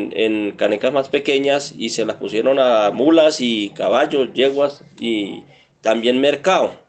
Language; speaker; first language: Spanish; native; Spanish